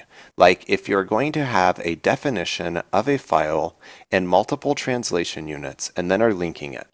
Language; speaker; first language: English; native; English